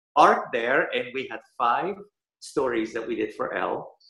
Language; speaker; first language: English; early bilingual, other home language; Persian